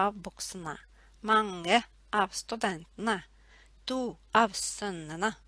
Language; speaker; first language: Norwegian; non-native, fluent; Latvian